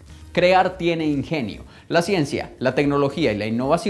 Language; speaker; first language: Spanish; native; Spanish